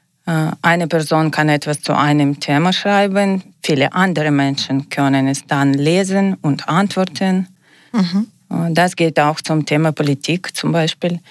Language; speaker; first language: German; non-native, learner; Ukrainian